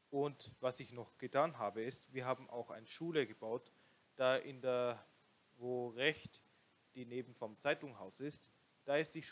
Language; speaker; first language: German; non-native, local second language; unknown